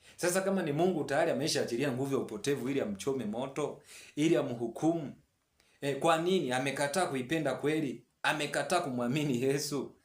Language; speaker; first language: Swahili; native; Swahili